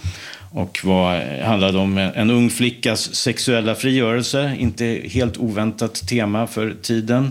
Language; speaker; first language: Swedish; native; Swedish